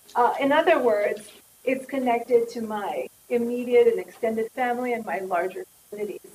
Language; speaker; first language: English; native; English